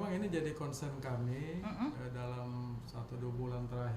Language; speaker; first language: Indonesian; native; Indonesian